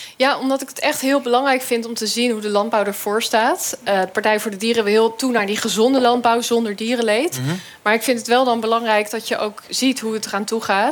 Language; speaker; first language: Dutch; native; Dutch